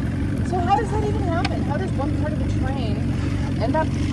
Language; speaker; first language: English; native; English